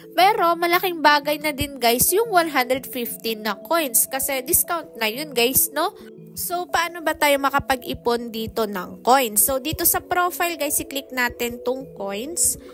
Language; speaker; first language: Filipino; non-native, local second language; Cebuano